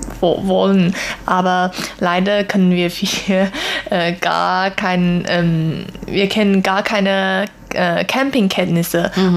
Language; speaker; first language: German; non-native, learner; Chinese